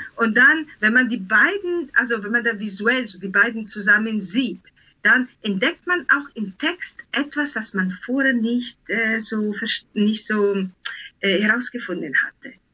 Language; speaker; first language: German; non-native, fluent; Italian